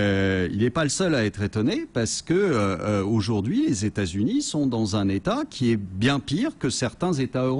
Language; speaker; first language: French; native; French